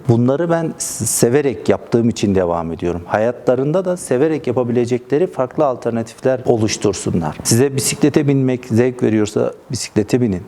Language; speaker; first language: Turkish; early bilingual, heritage; Turkish